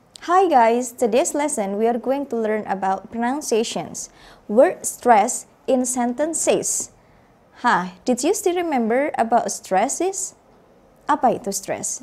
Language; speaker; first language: English; non-native, fluent; Indonesian